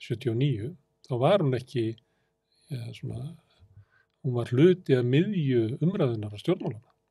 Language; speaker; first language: Icelandic; native; Icelandic